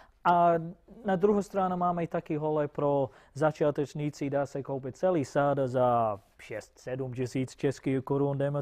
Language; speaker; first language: Czech; non-native, fluent; English